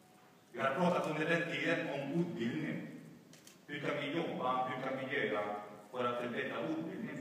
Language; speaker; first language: Swedish; non-native, fluent; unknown